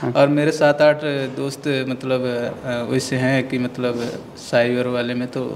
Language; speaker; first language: Hindi; native; Hindi